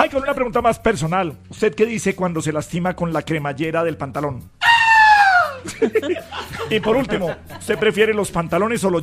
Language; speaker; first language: Spanish; native; Spanish